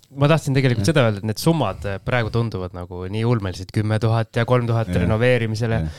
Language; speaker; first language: Estonian; native; Estonian